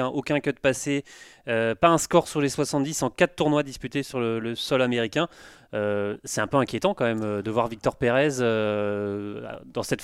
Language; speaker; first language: French; native; French